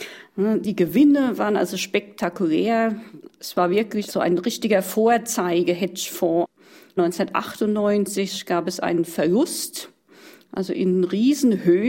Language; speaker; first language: German; native; German